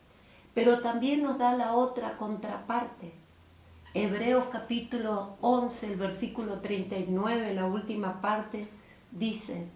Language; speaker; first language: Spanish; native; Spanish